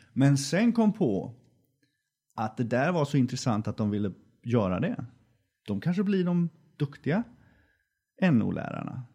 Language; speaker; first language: Swedish; native; Swedish